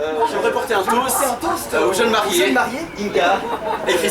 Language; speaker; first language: French; native; French